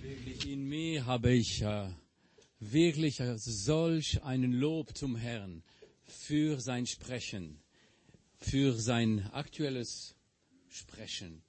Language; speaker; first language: German; non-native, fluent; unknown